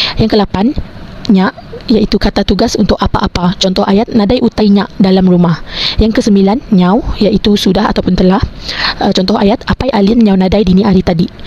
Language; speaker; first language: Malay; non-native, local second language; Iban